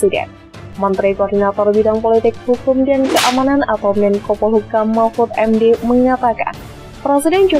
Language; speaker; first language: Indonesian; native; Indonesian